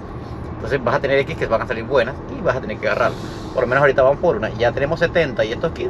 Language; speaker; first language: Spanish; native; Spanish